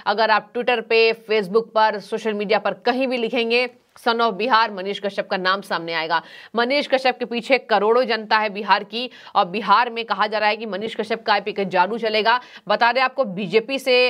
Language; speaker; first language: Hindi; native; Hindi